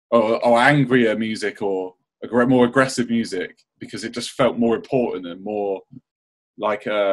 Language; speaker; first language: English; native; English